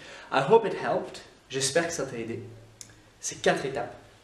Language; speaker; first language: French; native; French